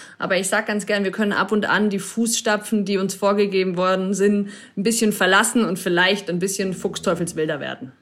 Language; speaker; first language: German; native; German